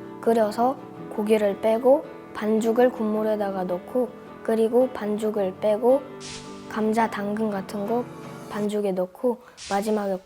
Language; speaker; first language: Korean; early bilingual, other home language; Russian